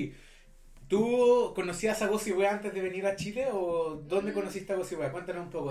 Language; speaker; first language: Spanish; native; Spanish